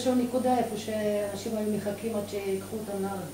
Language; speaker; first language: Hebrew; native; Hebrew